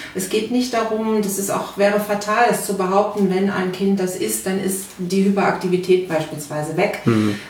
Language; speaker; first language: German; native; German